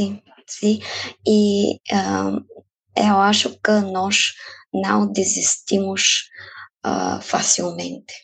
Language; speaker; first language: Portuguese; non-native, fluent; Bulgarian